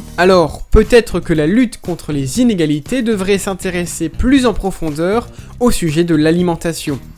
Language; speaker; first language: French; native; French